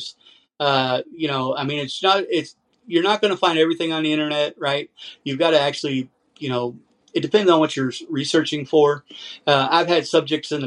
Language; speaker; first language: English; native; English